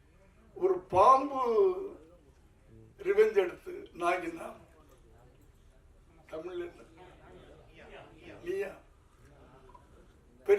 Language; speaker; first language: Tamil; native; Tamil